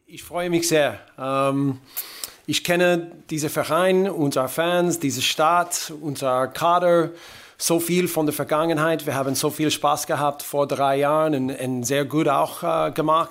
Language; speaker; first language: German; non-native, learner; English